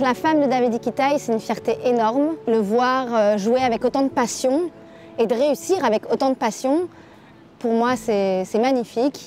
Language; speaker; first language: French; native; French